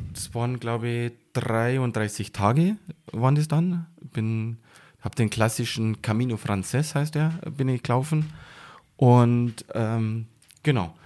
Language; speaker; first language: German; native; German